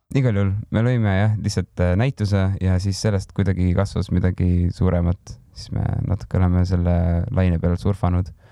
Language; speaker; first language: Estonian; native; Estonian